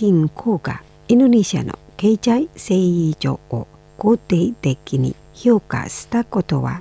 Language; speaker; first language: Japanese; non-native, fluent; Indonesian